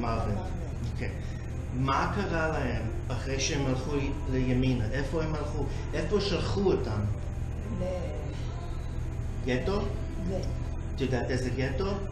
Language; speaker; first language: Hebrew; early bilingual, heritage; English